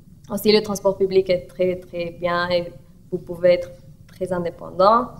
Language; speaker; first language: French; non-native, learner; Spanish